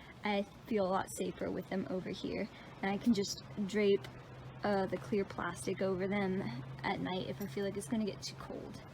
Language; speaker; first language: English; native; English